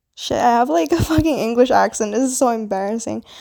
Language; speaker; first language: English; non-native, local second language; Filipino